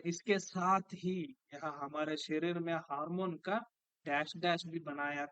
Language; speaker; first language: Hindi; non-native, local second language; Kannada